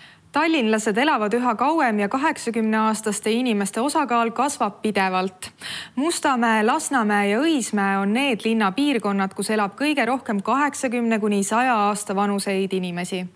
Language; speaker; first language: Estonian; native; Estonian